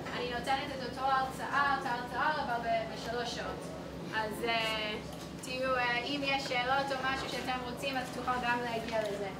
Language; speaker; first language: Hebrew; non-native, fluent; English